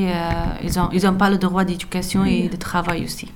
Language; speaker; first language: French; non-native, learner; Persian